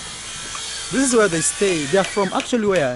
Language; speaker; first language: English; non-native, fluent; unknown